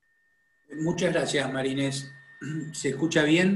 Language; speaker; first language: Spanish; native; Spanish